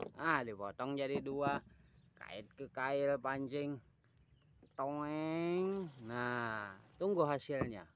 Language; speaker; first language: Indonesian; native; Indonesian